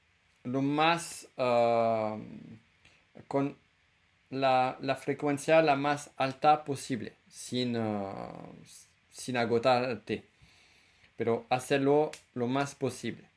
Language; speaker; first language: Spanish; non-native, fluent; French